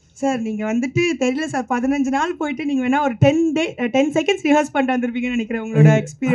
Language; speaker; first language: Tamil; native; Tamil